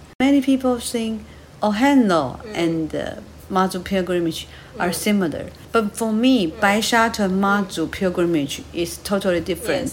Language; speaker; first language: English; non-native, learner; Japanese